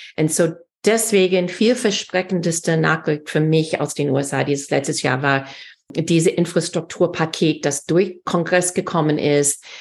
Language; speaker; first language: German; non-native, fluent; English